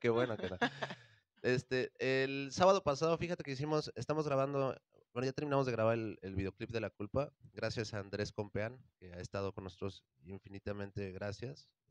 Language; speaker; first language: Spanish; native; Spanish